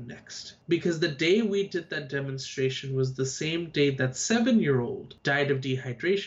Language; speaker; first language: English; native; English